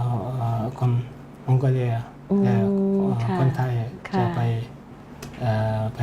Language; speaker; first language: Thai; non-native, learner; Mongolian